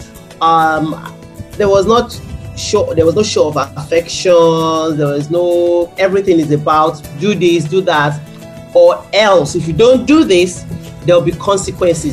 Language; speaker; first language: English; non-native, local second language; Yoruba